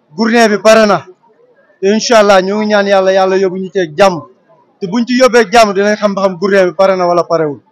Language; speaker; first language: Wolof; native; Wolof